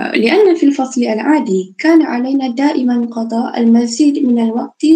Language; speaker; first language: Arabic; non-native, fluent; Malay